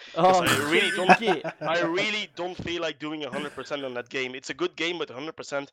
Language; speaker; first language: English; non-native, fluent; Dutch